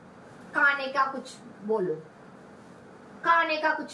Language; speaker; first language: Hindi; non-native, local second language; Tamil